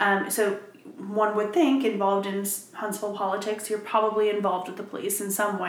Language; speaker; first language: English; native; English